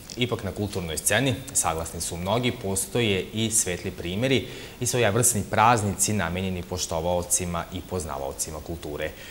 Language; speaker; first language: Serbian; native; Serbian